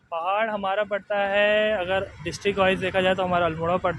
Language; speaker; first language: Hindi; native; Hindi